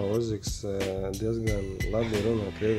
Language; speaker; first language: Latvian; non-native, local second language; Russian